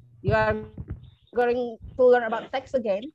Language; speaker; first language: English; non-native, learner; Indonesian